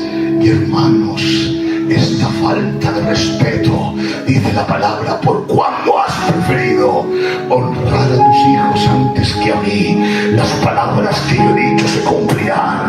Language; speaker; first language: Spanish; native; Spanish